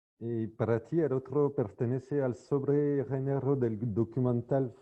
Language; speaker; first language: Spanish; non-native, fluent; French